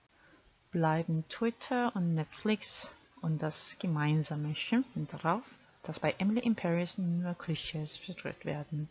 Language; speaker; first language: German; non-native, fluent; Korean